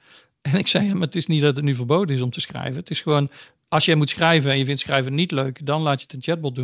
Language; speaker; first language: Dutch; native; Dutch